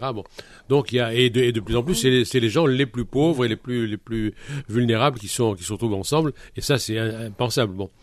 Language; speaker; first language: French; native; French